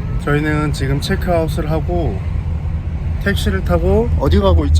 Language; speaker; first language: Korean; native; Korean